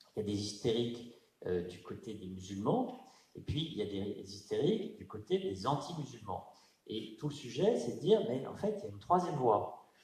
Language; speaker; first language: French; native; French